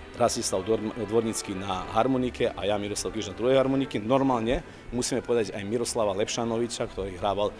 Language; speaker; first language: Slovak; native; Slovak